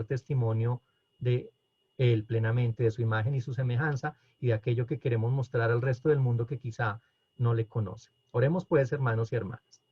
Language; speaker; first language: Spanish; native; Spanish